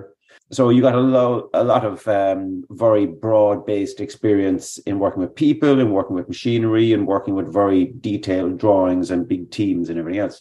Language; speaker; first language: English; native; English